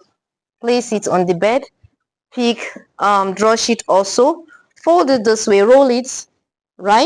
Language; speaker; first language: English; non-native, local second language; Igbo